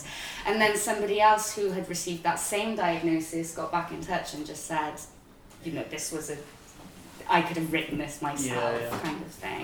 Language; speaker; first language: English; native; English